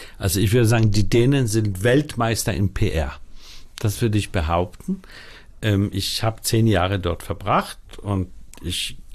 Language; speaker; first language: German; early bilingual, heritage; Polish